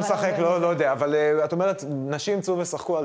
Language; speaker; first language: Hebrew; native; Hebrew